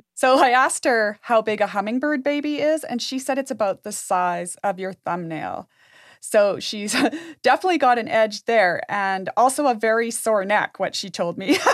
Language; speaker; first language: English; native; English